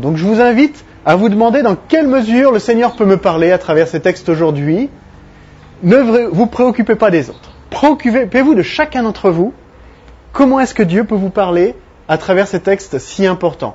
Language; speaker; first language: French; native; French